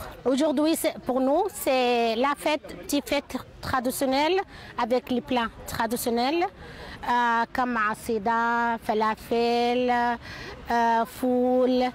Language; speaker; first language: French; non-native, learner; Arabic